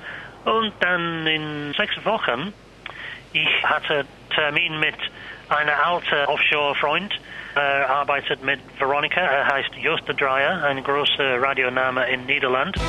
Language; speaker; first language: German; non-native, learner; English